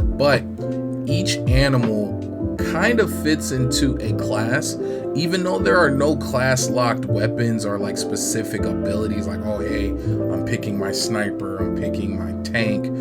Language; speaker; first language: English; native; English